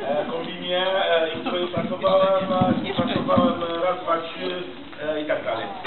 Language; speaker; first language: Polish; non-native, fluent; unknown